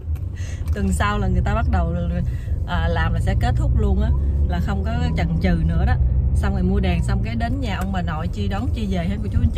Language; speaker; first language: Vietnamese; native; Vietnamese